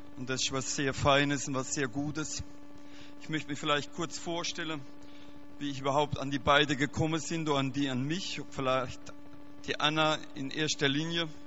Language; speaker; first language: German; native; German